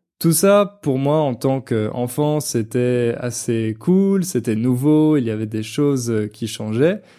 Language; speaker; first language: French; native; French